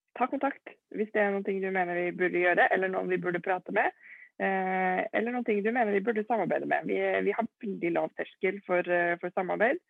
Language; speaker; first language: Norwegian; native; Norwegian